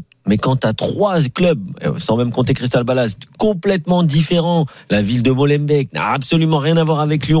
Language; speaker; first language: French; native; French